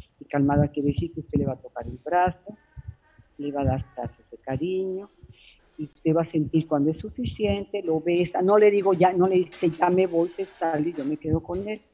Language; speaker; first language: Spanish; native; Spanish